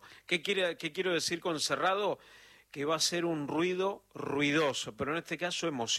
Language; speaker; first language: Spanish; native; Spanish